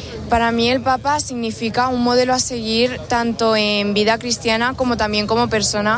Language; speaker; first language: Spanish; native; Spanish